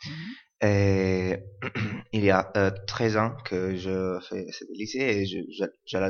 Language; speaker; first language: French; non-native, learner; Italian